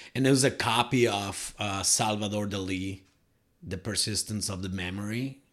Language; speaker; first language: English; non-native, fluent; Spanish